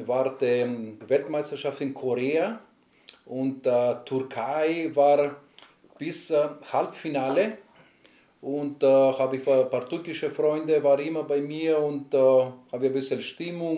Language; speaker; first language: German; non-native, learner; Greek